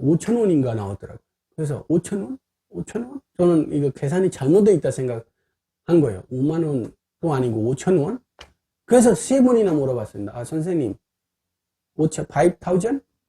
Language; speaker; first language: Korean; non-native, fluent; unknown